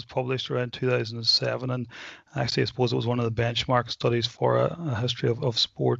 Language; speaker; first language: English; native; English